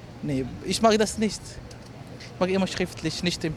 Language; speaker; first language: German; non-native, learner; Arabic